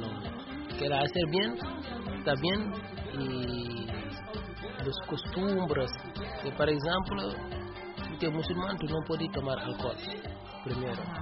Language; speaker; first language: Spanish; non-native, learner; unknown